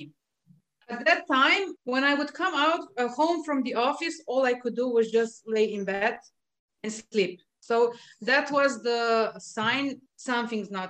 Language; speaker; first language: English; non-native, fluent; Slovenian